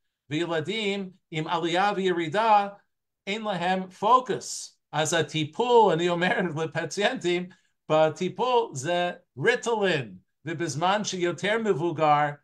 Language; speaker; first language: Hebrew; non-native, fluent; English